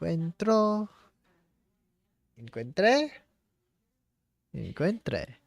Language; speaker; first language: Spanish; non-native, learner; English